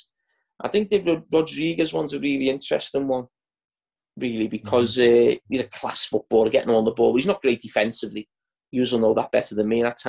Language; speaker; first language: English; native; English